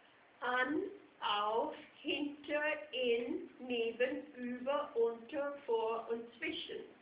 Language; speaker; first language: German; non-native, fluent; English